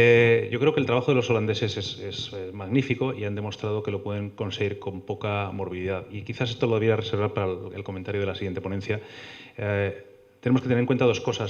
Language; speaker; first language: Spanish; native; Spanish